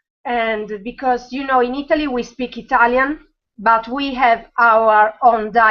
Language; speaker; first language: English; non-native, learner; Italian